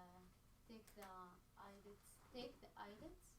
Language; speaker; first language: English; non-native, learner; Arabic